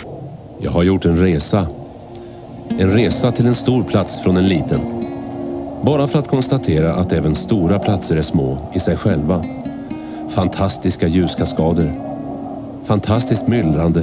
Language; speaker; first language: Swedish; native; Swedish